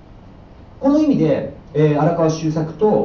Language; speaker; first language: Japanese; native; Japanese